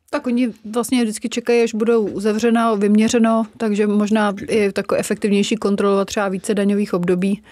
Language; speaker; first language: Czech; native; Czech